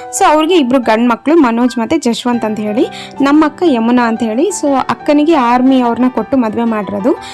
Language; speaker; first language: Kannada; non-native, local second language; Telugu